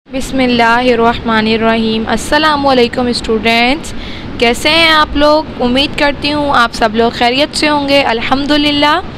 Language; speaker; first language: Urdu; native; Urdu